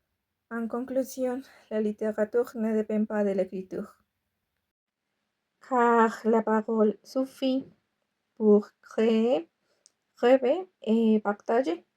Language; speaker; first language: French; non-native, fluent; Spanish